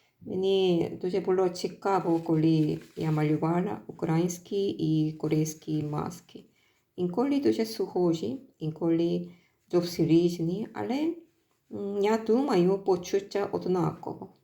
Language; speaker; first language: Ukrainian; non-native, learner; Korean